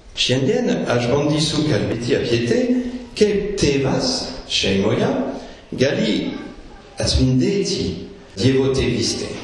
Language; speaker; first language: Lithuanian; non-native, fluent; French